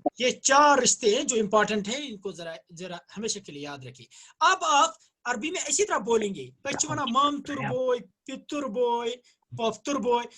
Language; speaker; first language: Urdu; non-native, local second language; Kashmiri